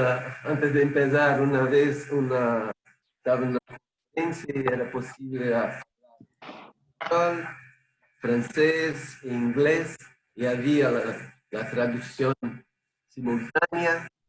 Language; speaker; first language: Spanish; non-native, fluent; Portuguese